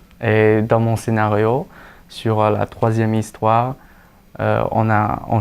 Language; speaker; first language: French; non-native, fluent; Chinese